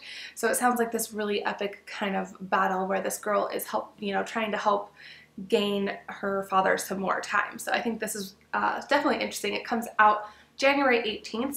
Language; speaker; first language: English; native; English